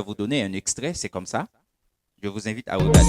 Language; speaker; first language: French; non-native, local second language; Haitian Creole